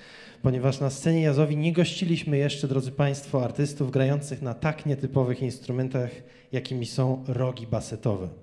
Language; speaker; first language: Polish; native; Polish